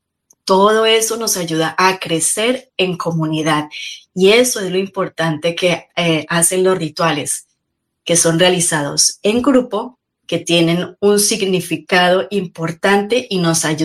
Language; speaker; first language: Spanish; native; Spanish